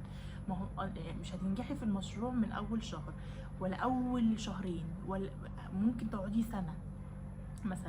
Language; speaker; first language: Arabic; native; Arabic